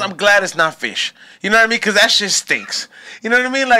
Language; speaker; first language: English; early bilingual, other home language; Spanish